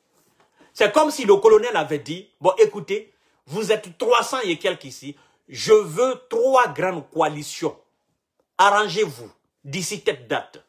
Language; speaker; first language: French; non-native, local second language; Mandingo